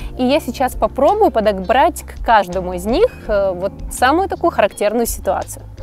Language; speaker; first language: Russian; native; Russian